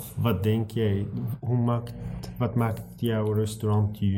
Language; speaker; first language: Dutch; non-native, learner; Arabic